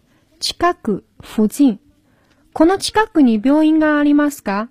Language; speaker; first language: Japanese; non-native, fluent; Chinese